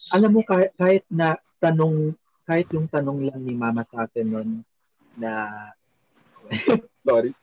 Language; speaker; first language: Filipino; non-native, local second language; Bikol